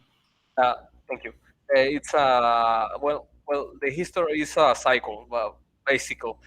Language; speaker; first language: English; non-native, learner; Spanish